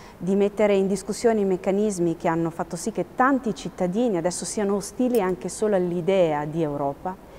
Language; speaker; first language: Italian; native; Italian